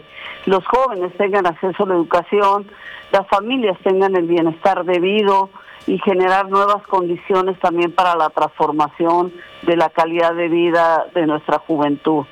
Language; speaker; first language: Spanish; native; Spanish